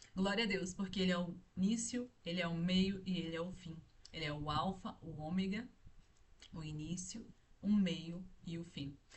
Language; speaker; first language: Portuguese; native; Portuguese